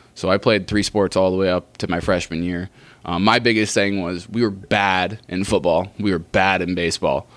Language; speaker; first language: English; native; English